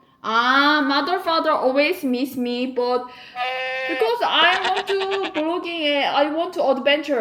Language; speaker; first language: English; non-native, learner; Korean